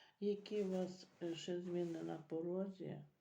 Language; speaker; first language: Ukrainian; native; Ukrainian